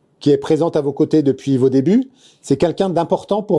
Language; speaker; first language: French; native; French